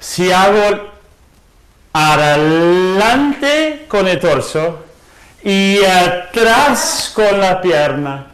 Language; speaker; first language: Spanish; non-native, fluent; English